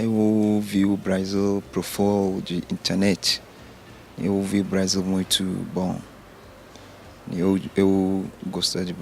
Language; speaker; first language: Portuguese; non-native, learner; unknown